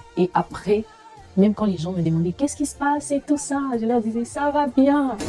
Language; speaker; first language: French; non-native, local second language; Lingala